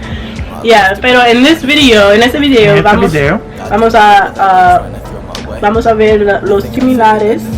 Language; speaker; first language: Spanish; non-native, learner; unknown